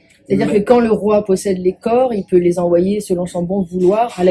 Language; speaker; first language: French; native; French